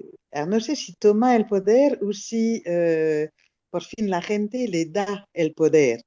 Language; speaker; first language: Spanish; non-native, fluent; French